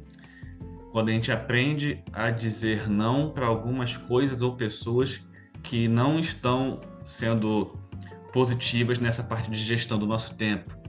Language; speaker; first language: Portuguese; native; Portuguese